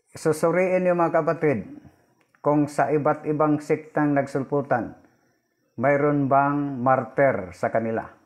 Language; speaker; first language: Filipino; non-native, local second language; Cebuano